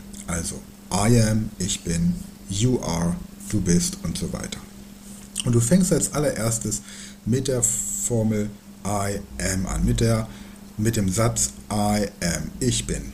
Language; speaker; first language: German; native; German